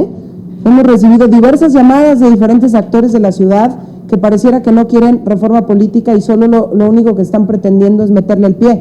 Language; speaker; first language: Spanish; native; Spanish